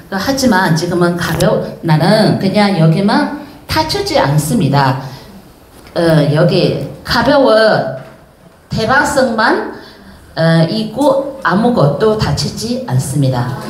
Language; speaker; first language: Korean; non-native, learner; Chinese